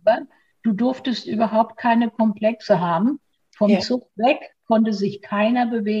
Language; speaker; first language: German; native; German